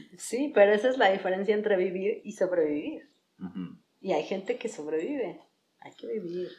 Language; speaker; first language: Spanish; native; Spanish